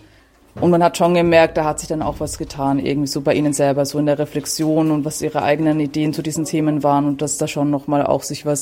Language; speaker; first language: German; native; German